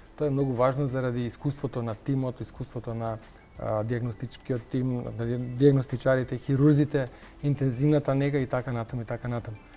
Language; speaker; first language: Macedonian; native; Macedonian